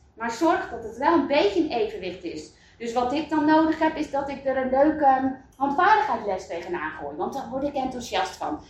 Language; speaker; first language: Dutch; native; Dutch